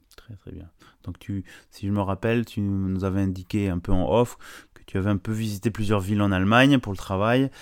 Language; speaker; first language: French; native; French